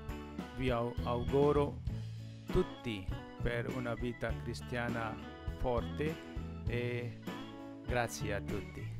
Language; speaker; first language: Italian; non-native, learner; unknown